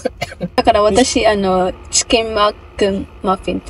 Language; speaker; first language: Japanese; non-native, fluent; Filipino